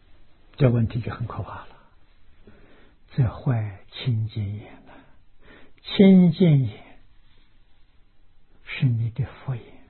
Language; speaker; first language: Chinese; native; Chinese